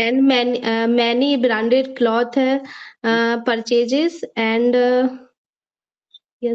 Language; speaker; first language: English; non-native, learner; Hindi